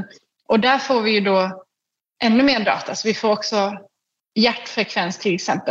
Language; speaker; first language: Swedish; native; Swedish